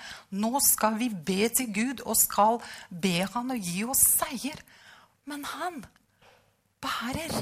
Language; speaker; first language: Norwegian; non-native, fluent; Russian